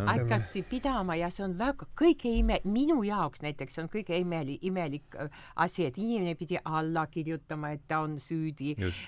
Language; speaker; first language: Estonian; non-native, local second language; Russian